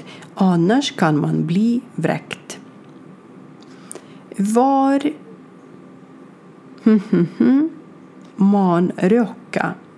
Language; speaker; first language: Swedish; non-native, learner; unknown